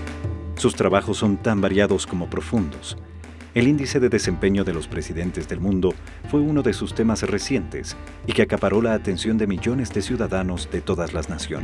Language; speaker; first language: Spanish; native; Spanish